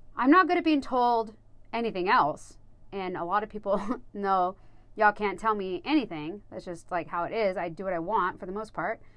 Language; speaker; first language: English; native; English